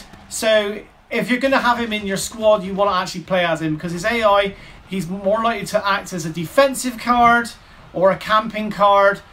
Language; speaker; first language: English; native; English